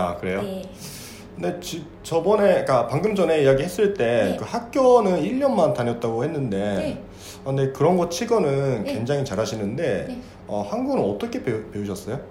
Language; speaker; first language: Korean; non-native, fluent; Japanese